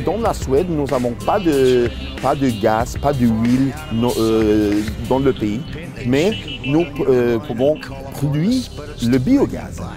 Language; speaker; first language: French; non-native, learner; Swedish